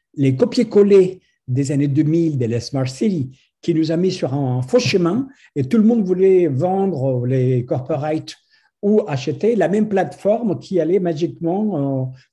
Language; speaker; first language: French; non-native, fluent; Spanish